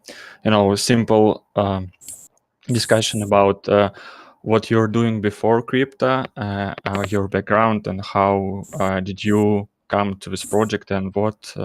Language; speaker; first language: English; non-native, learner; Russian